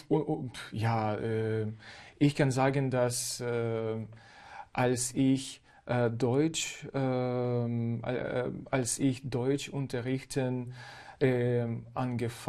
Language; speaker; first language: German; non-native, fluent; Ukrainian